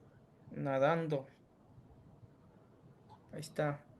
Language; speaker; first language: Spanish; native; Spanish